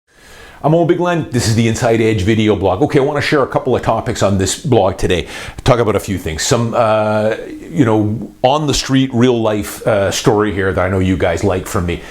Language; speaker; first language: English; native; English